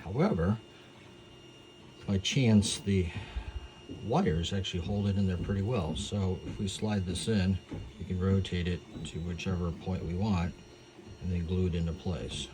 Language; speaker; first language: English; native; English